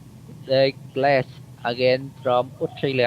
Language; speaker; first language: English; non-native, learner; Vietnamese